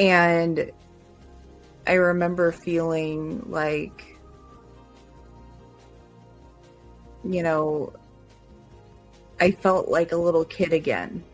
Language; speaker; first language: English; native; English